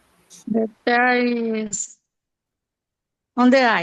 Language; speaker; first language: English; non-native, learner; Portuguese